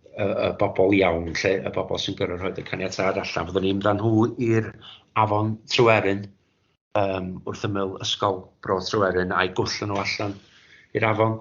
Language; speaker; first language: Welsh; native; Welsh